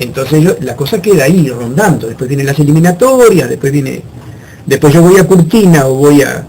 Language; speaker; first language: Spanish; native; Spanish